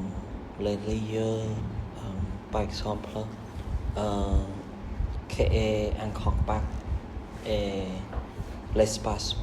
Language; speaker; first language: French; non-native, learner; Khmer